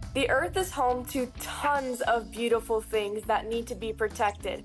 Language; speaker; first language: English; native; English